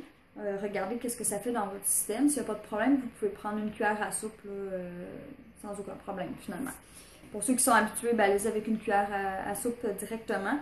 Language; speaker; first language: French; native; French